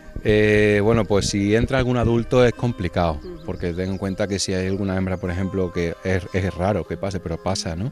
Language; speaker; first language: Spanish; native; Spanish